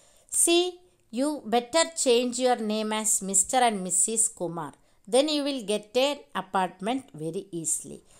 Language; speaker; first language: English; non-native, local second language; Malayalam